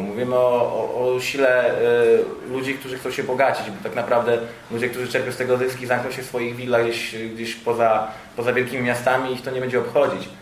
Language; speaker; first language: Polish; native; Polish